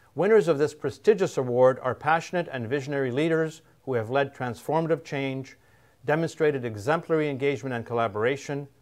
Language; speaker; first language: English; native; English